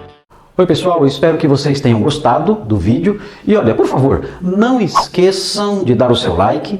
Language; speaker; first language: Portuguese; native; Portuguese